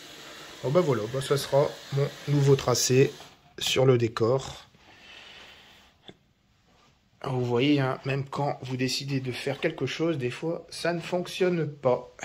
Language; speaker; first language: French; native; French